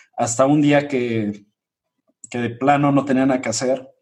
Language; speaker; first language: Spanish; native; Spanish